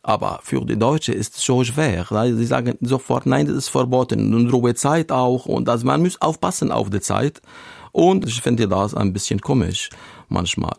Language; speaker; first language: German; non-native, learner; Arabic